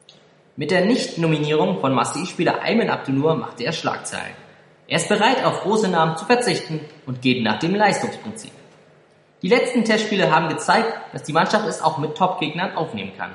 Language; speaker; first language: German; native; German